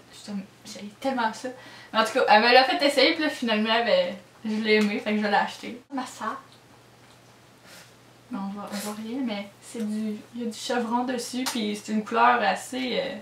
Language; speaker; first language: French; native; French